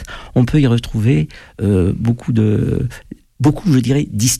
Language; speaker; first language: French; native; French